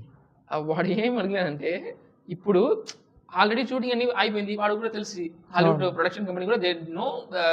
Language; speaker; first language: Telugu; non-native, learner; Tamil